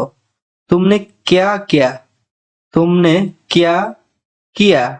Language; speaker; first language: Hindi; non-native, learner; Bangla